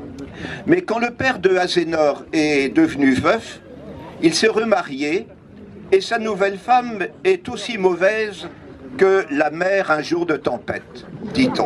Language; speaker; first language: French; native; French